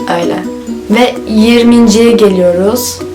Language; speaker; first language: Turkish; early bilingual, heritage; Turkish